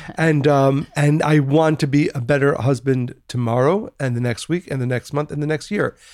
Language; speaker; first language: English; early bilingual, other home language; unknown